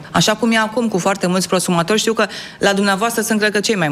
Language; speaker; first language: Romanian; native; Romanian